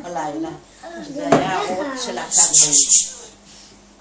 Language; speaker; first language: Hebrew; non-native, fluent; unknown